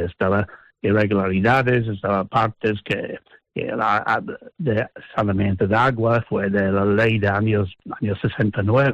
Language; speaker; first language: Spanish; non-native, fluent; English